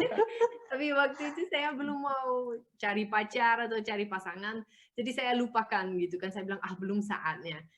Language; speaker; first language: Indonesian; non-native, fluent; Dutch